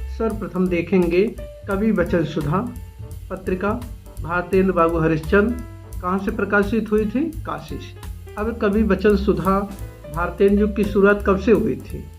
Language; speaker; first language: Hindi; native; Hindi